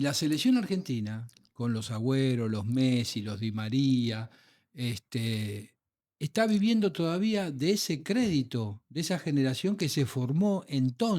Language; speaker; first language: Spanish; native; Spanish